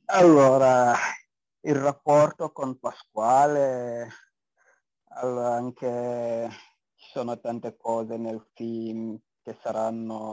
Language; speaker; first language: Italian; non-native, fluent; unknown